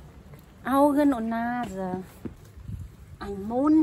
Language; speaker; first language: German; non-native, learner; Vietnamese